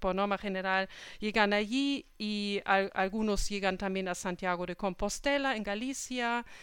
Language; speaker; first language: Spanish; non-native, fluent; German